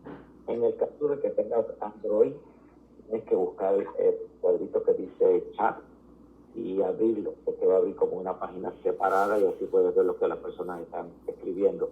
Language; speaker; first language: Spanish; early bilingual, heritage; Spanish